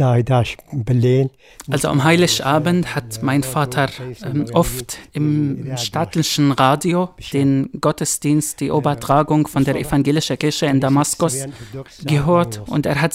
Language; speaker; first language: German; non-native, fluent; Arabic